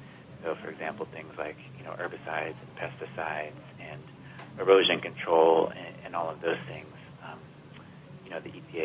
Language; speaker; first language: English; native; English